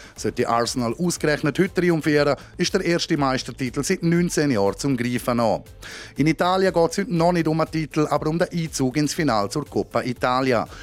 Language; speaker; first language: German; native; German